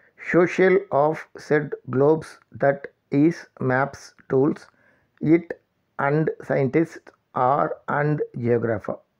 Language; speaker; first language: English; non-native, local second language; Tamil